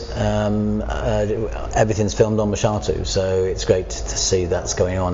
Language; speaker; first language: English; native; English